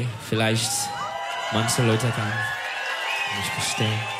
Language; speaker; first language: German; non-native, learner; Turkish